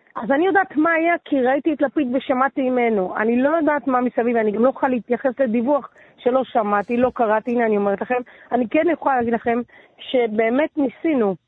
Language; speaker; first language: Hebrew; native; Hebrew